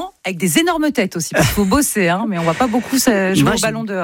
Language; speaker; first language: French; native; French